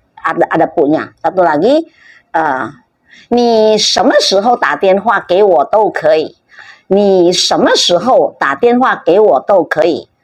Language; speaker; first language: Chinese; non-native, fluent; Indonesian